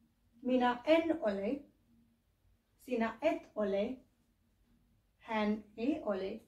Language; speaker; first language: Finnish; non-native, learner; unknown